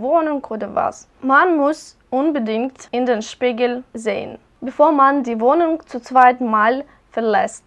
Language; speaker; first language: German; non-native, learner; Russian